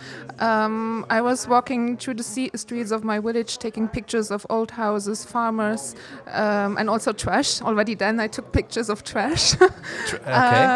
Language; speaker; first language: English; non-native, fluent; Luxembourgish